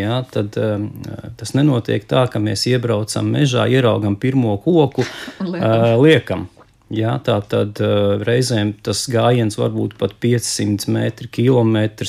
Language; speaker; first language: Latvian; native; Latvian